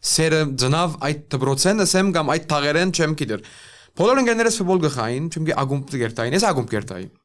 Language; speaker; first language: Armenian; early bilingual, heritage; Armenian